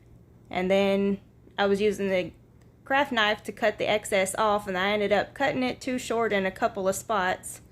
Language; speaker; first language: English; native; English